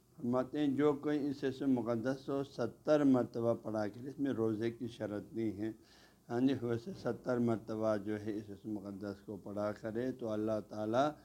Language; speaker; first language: Urdu; non-native, local second language; Balti